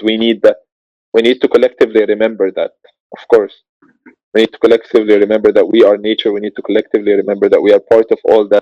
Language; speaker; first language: English; non-native, fluent; Arabic